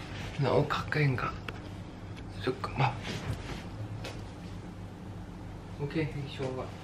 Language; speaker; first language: Korean; non-native, fluent; Thai